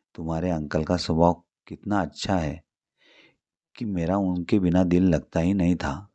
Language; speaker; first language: Hindi; non-native, local second language; Marathi